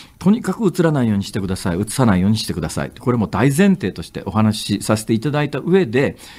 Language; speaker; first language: Japanese; native; Japanese